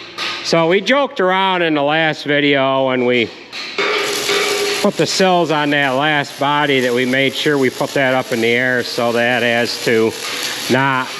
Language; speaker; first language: English; native; English